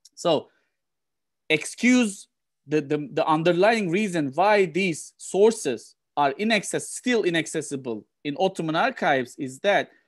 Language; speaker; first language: English; non-native, fluent; Turkish